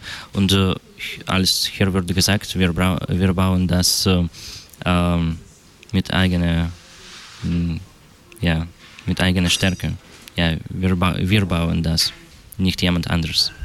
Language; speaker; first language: German; non-native, learner; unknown